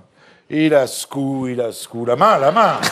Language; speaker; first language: French; native; French